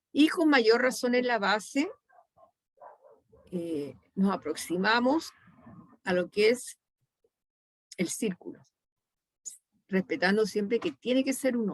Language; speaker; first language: Spanish; native; Spanish